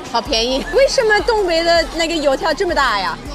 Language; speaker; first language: Chinese; non-native, fluent; English